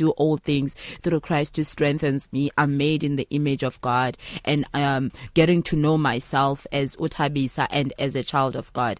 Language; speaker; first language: English; non-native, local second language; Xhosa